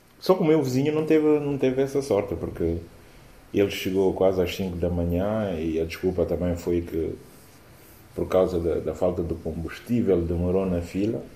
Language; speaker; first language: Portuguese; non-native, local second language; Upper Guinea Crioulo